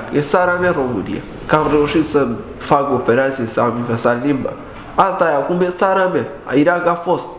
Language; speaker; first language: Romanian; non-native, learner; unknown